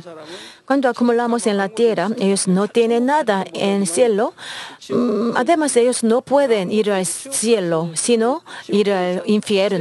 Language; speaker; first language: Spanish; non-native, learner; Korean